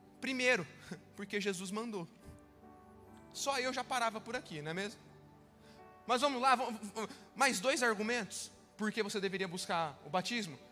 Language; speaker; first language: Portuguese; native; Portuguese